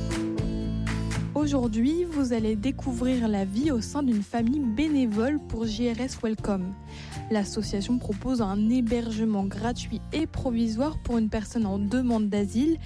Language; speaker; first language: French; native; French